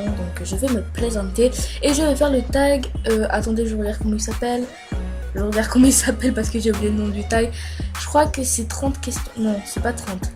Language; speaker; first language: French; native; French